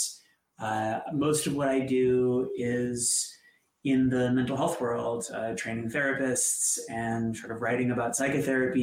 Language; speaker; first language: English; native; English